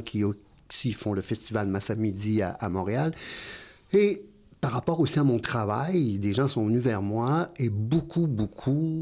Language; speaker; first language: French; native; French